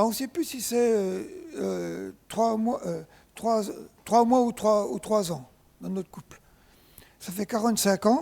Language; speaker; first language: French; native; French